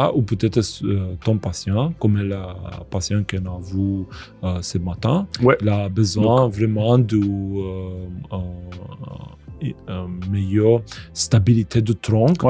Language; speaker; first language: French; non-native, fluent; Romanian